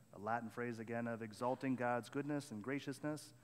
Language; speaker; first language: English; native; English